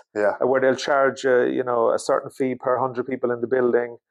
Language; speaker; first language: English; native; English